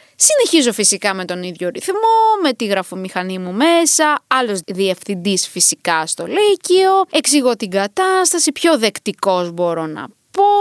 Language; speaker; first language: Greek; early bilingual, other home language; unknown